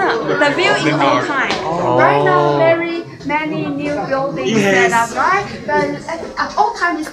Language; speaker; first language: English; non-native, learner; Japanese